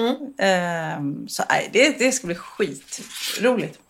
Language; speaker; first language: Swedish; native; Swedish